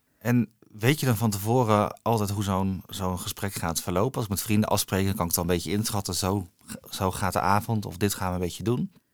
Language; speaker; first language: Dutch; native; Dutch